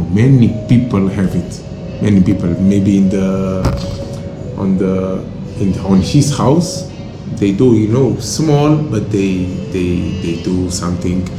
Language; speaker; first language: English; non-native, local second language; Kabuverdianu